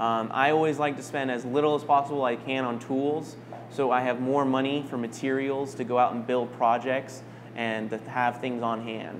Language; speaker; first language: English; native; English